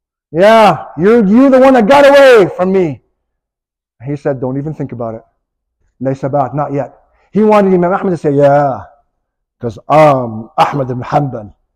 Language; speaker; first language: English; native; English